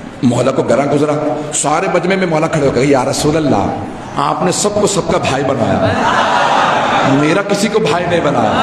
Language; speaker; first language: Urdu; native; Urdu